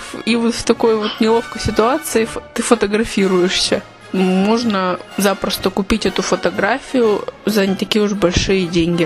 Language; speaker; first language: Russian; native; Russian